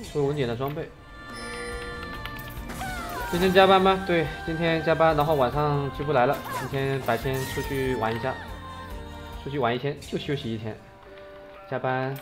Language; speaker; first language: Chinese; native; Chinese